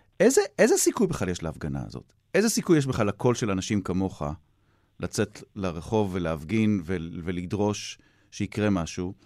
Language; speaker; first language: Hebrew; native; Hebrew